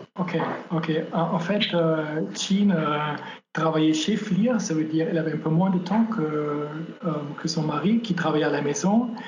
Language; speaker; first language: French; non-native, fluent; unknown